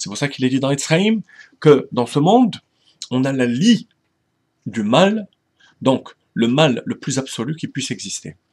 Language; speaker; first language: French; native; French